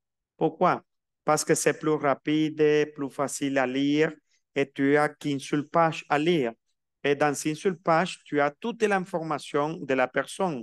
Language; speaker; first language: French; non-native, fluent; Spanish